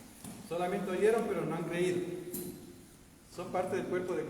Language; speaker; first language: Spanish; native; Spanish